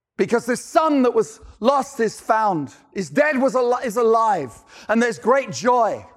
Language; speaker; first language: English; native; English